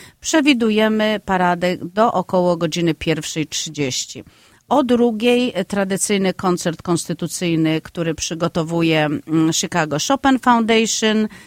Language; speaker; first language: Polish; native; Polish